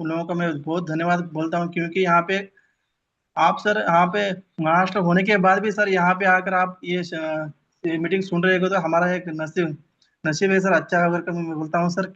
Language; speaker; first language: Hindi; non-native, local second language; Kannada